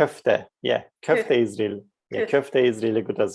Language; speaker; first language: English; non-native, fluent; Turkish